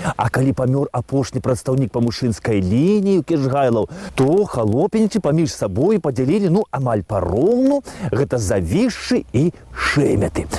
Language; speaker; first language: Belarusian; native; Belarusian